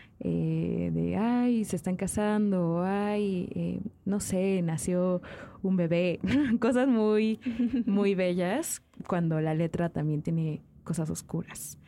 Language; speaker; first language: Spanish; native; Spanish